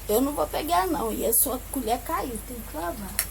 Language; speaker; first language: Portuguese; native; Portuguese